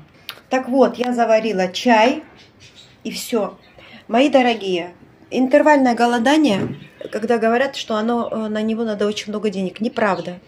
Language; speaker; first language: Russian; native; Russian